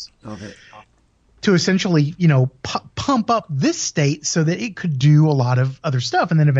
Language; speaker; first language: English; native; English